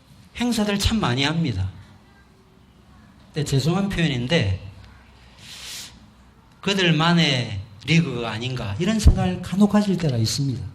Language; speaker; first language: Korean; native; Korean